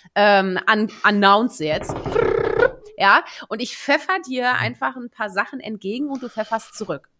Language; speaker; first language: German; native; German